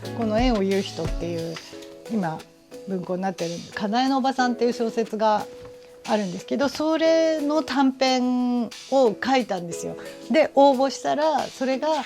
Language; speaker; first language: Japanese; native; Japanese